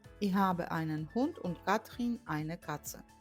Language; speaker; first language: German; non-native, fluent; Polish